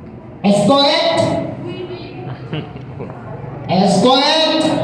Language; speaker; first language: French; non-native, local second language; Haitian Creole